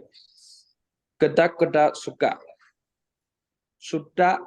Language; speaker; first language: Indonesian; non-native, learner; Chinese